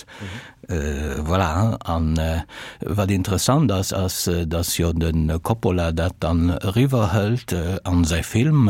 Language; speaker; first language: Luxembourgish; early bilingual, other home language; Italian